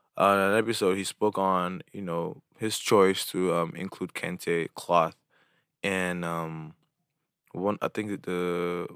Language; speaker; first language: English; non-native, local second language; Igbo